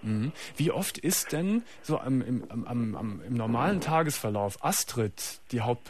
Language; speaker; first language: German; native; German